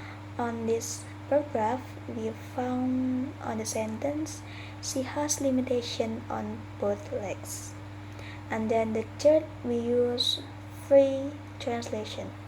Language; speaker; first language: English; non-native, learner; Indonesian